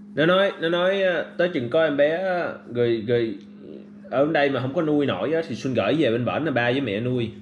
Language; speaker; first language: Vietnamese; early bilingual, other home language; English